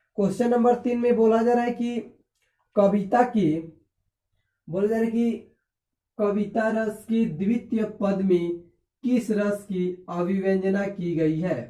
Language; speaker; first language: Hindi; native; Hindi